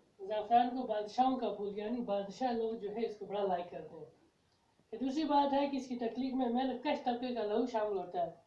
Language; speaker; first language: Urdu; non-native, local second language; Kashmiri